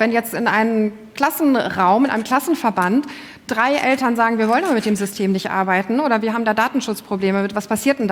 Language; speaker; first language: German; native; German